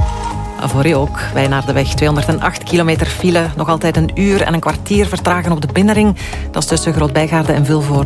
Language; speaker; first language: Dutch; native; Dutch